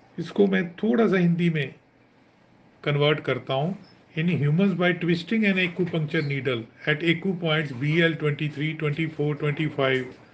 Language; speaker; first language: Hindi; non-native, local second language; Punjabi